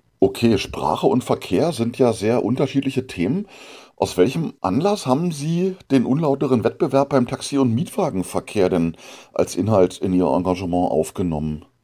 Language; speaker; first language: German; native; German